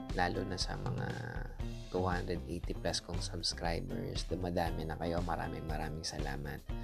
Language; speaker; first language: Filipino; native; Filipino